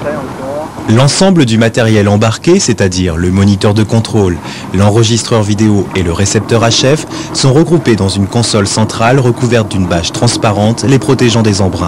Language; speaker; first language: French; native; French